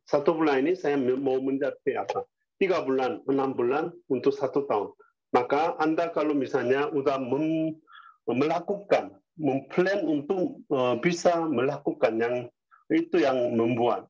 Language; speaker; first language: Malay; non-native, learner; Korean